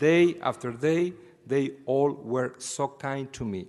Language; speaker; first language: English; non-native, fluent; Spanish